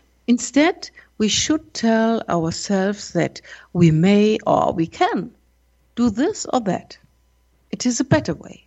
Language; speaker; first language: English; non-native, learner; German